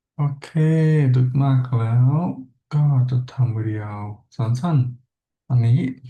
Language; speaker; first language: Thai; non-native, learner; English